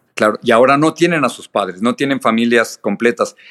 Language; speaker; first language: Spanish; native; Spanish